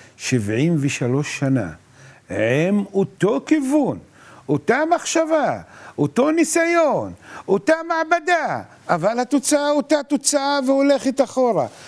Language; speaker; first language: Hebrew; non-native, local second language; Arabic